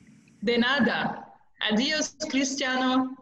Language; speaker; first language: Spanish; non-native, learner; Arabic